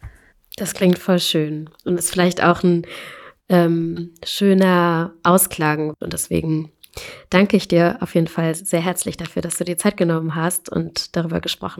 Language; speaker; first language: German; native; German